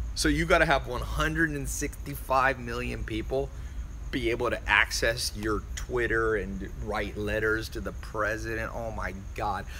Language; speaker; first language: English; native; English